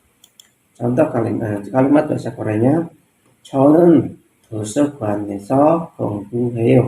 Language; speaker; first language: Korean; non-native, learner; Indonesian